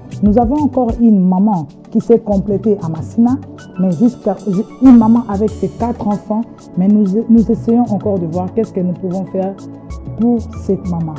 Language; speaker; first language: French; non-native, local second language; Lingala